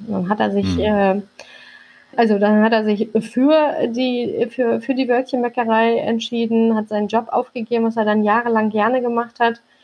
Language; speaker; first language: German; early bilingual, other home language; Turkish